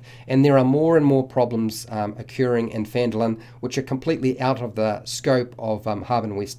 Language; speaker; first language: English; native; English